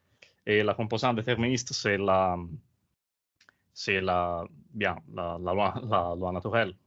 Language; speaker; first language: French; non-native, learner; Italian